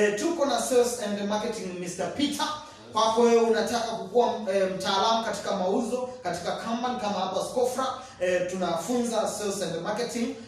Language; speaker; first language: Swahili; non-native, local second language; Kamba